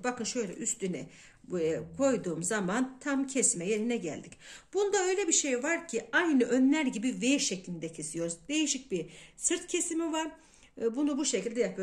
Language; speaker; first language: Turkish; native; Turkish